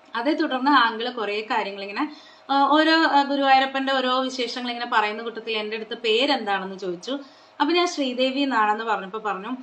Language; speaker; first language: Malayalam; non-native, local second language; Konkani